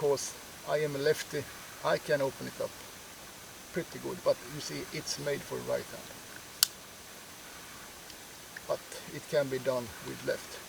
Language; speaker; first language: English; non-native, fluent; Swedish